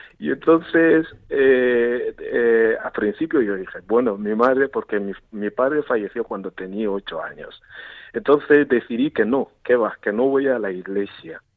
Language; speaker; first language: Spanish; non-native, fluent; Igbo